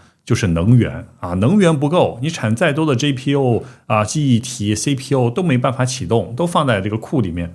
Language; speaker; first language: Chinese; native; Chinese